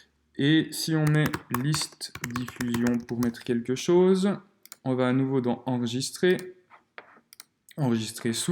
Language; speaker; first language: French; native; French